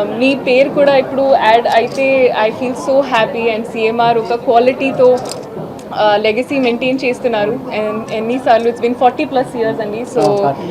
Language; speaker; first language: Telugu; non-native, fluent; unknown